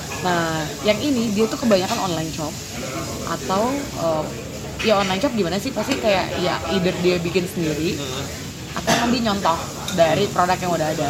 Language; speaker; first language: Indonesian; native; Indonesian